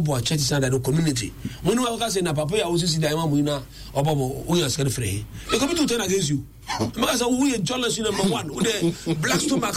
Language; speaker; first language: English; non-native, local second language; Akan